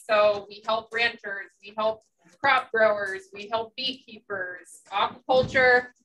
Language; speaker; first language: English; native; English